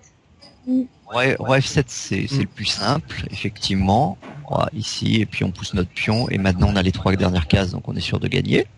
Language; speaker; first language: French; native; French